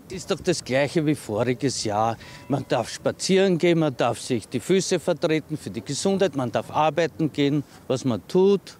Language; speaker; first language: German; native; German